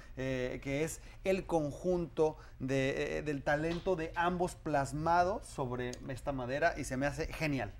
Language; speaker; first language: Spanish; native; Spanish